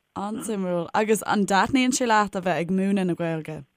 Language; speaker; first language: Irish; native; Irish